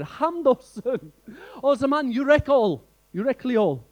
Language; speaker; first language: Turkish; non-native, fluent; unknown